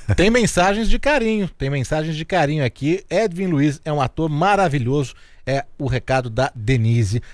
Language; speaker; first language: Portuguese; native; Portuguese